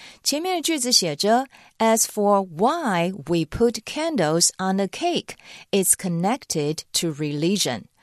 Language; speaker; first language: English; non-native, fluent; Chinese